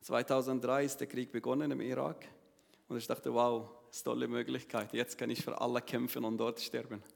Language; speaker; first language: German; non-native, learner; Arabic